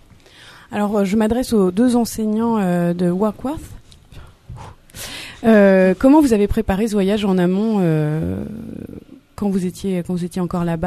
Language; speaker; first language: French; native; French